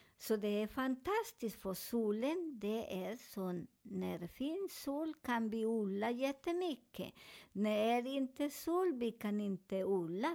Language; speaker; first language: Swedish; non-native, learner; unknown